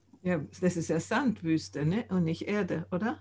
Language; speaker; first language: German; native; German